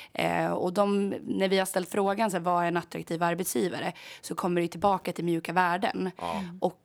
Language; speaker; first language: Swedish; native; Swedish